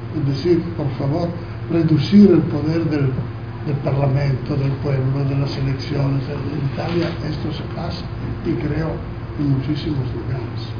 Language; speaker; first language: Spanish; non-native, fluent; Italian